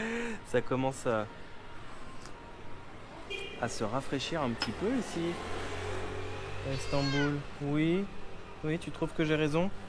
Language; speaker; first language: French; native; French